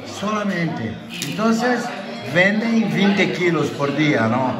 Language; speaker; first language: Spanish; non-native, learner; Portuguese